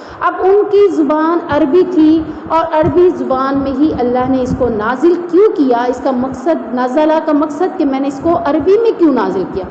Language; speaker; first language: Urdu; non-native, local second language; Saraiki